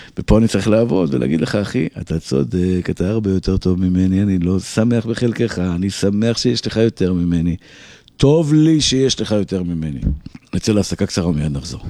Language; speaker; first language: Hebrew; native; Hebrew